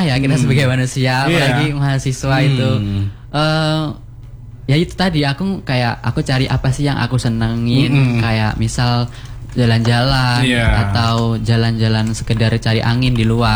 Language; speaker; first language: Indonesian; non-native, local second language; Javanese